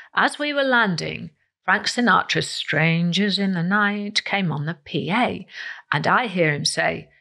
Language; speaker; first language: English; native; English